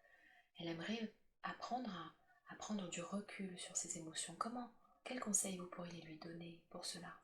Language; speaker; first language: French; native; French